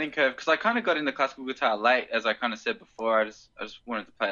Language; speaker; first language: English; native; English